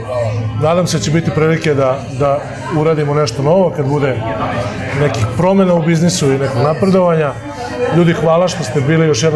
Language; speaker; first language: Serbian; native; Serbian